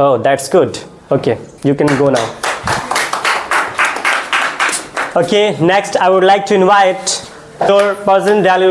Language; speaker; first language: English; non-native, local second language; Hindi